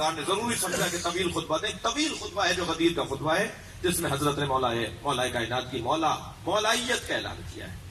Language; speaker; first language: Urdu; native; Urdu